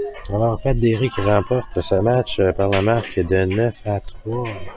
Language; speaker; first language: French; native; French